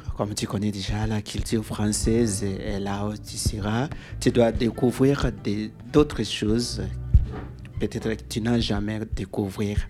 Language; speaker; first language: French; non-native, learner; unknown